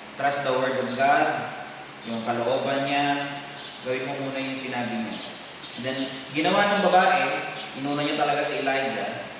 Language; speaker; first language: Filipino; non-native, local second language; Iloko